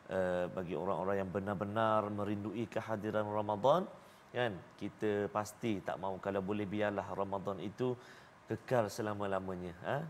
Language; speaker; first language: Malay; native; Malay